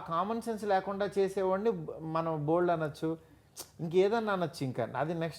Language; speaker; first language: Telugu; native; Telugu